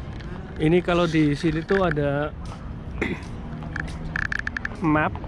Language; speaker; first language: Indonesian; native; Indonesian